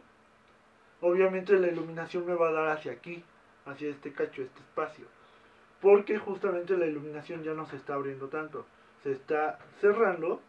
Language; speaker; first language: Spanish; native; Spanish